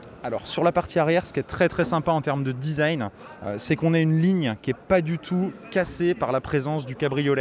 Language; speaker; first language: French; native; French